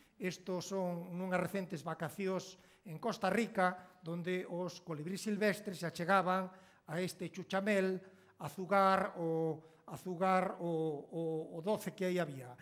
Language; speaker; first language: Galician; native; Galician